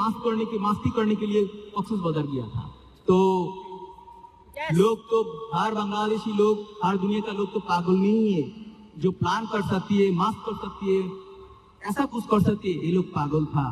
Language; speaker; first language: Hindi; non-native, learner; Bangla